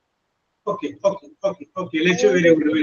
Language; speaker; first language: English; non-native, fluent; Malayalam